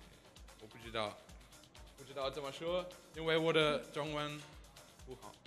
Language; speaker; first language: Chinese; non-native, learner; English